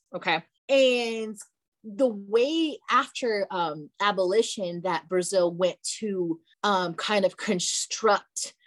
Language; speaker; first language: English; early bilingual, other home language; Portuguese